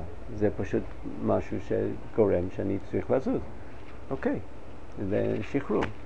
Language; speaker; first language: Hebrew; non-native, fluent; English